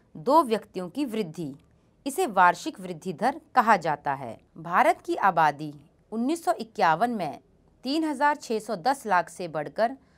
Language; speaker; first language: Hindi; native; Hindi